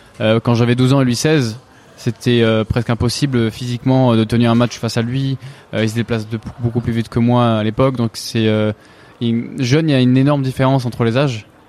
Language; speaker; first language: French; early bilingual, other home language; Bulgarian